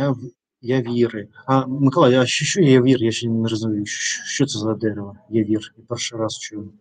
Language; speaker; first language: Ukrainian; non-native, learner; Russian